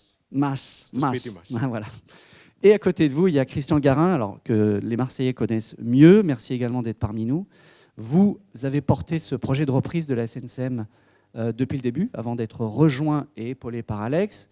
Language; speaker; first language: French; native; French